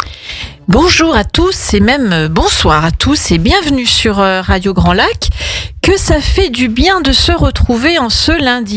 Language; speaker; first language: French; native; French